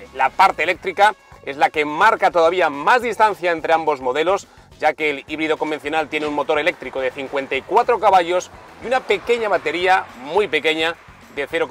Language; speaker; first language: Spanish; native; Spanish